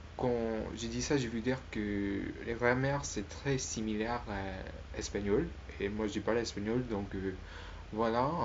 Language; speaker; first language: French; non-native, learner; Spanish